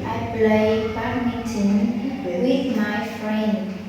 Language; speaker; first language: English; non-native, learner; Vietnamese